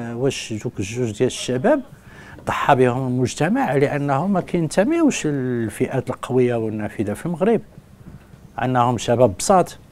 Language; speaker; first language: Arabic; non-native, local second language; Berber languages